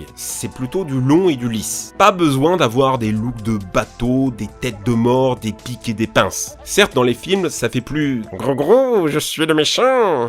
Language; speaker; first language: French; native; French